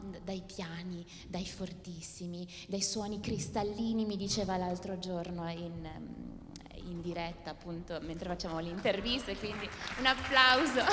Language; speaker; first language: Italian; native; Italian